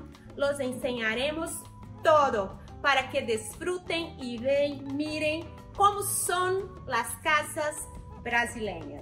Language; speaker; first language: Spanish; non-native, learner; Portuguese